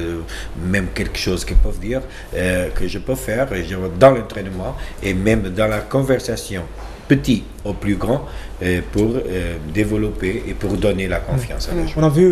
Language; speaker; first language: French; non-native, learner; Portuguese